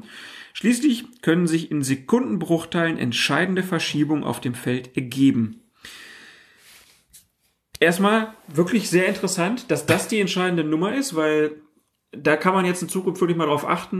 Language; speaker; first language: German; native; German